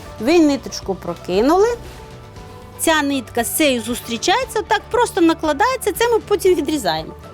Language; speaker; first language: Ukrainian; non-native, local second language; Russian